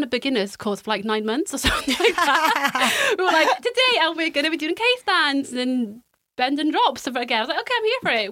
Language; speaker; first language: English; native; English